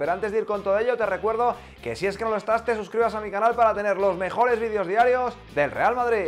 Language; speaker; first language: Spanish; native; Spanish